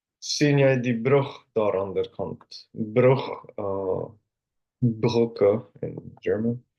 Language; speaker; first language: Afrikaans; non-native, learner; Finnish